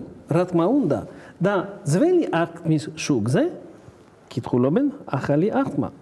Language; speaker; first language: Georgian; non-native, learner; French